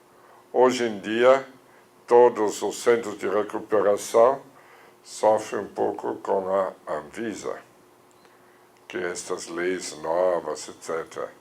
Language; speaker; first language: Portuguese; non-native, fluent; German